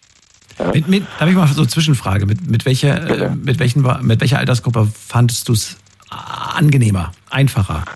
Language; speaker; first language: German; native; German